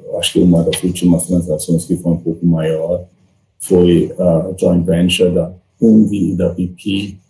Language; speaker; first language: Portuguese; non-native, fluent; German